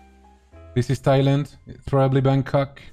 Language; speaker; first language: English; non-native, fluent; French